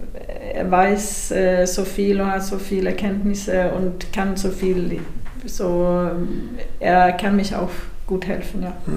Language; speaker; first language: German; non-native, fluent; Swedish